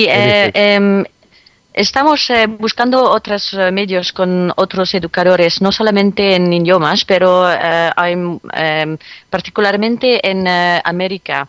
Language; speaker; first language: Spanish; non-native, fluent; French